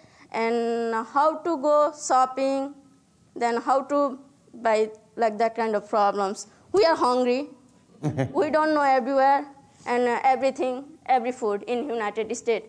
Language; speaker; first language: English; non-native, learner; Nepali